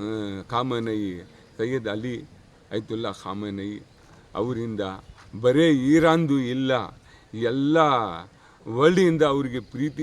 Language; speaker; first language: Kannada; non-native, local second language; Urdu